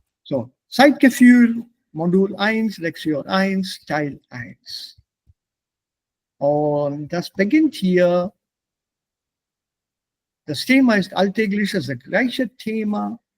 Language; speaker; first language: German; non-native, fluent; Hindi